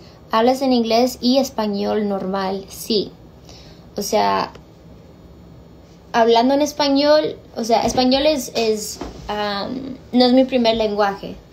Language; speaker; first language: Spanish; early bilingual, heritage; Spanish